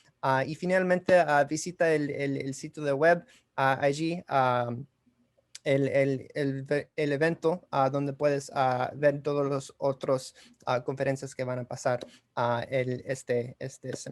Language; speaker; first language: Spanish; early bilingual, heritage; English